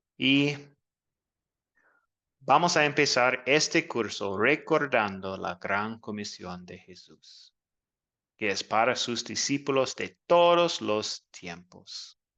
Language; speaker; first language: Spanish; non-native, learner; English